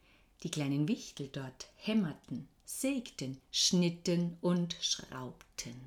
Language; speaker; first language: German; native; German